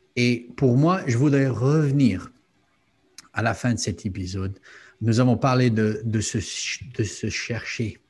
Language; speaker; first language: French; non-native, fluent; English